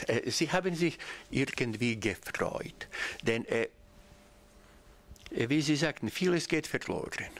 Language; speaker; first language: German; non-native, fluent; Bosnian